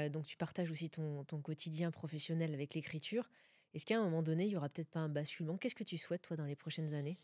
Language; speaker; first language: French; native; French